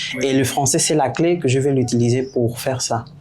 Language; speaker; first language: French; non-native, learner; Portuguese